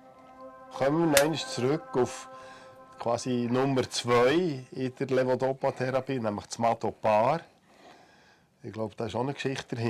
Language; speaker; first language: German; native; German